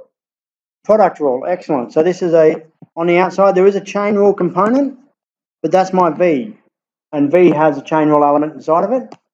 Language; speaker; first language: English; native; English